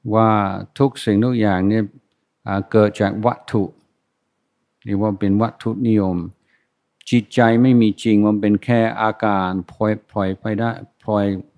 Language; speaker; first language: Thai; non-native, fluent; English